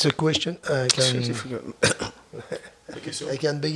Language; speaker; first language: English; non-native, fluent; French